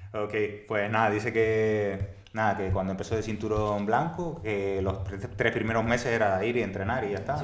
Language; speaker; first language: Spanish; native; Spanish